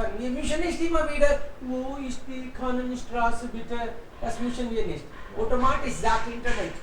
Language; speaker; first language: German; non-native, fluent; Hindi